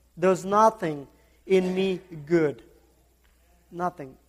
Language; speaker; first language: English; non-native, fluent; Kazakh